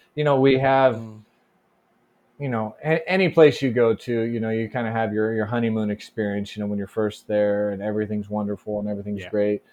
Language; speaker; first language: English; native; English